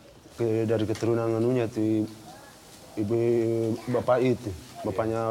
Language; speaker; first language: Indonesian; non-native, local second language; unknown